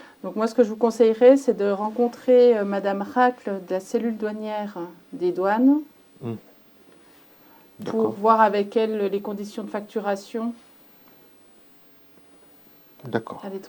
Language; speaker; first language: French; native; French